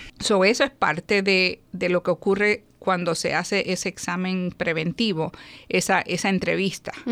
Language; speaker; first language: Spanish; native; Spanish